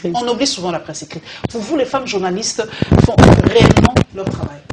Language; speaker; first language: French; non-native, local second language; Lingala